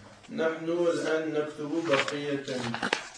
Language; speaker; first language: Arabic; non-native, learner; French